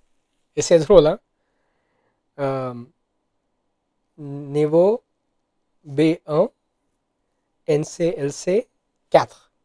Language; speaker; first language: French; non-native, learner; Gujarati